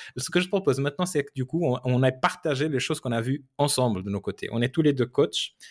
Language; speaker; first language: French; non-native, fluent; Portuguese